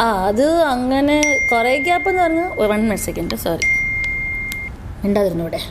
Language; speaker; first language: Malayalam; native; Malayalam